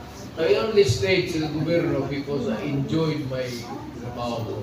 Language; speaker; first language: English; non-native, local second language; Cebuano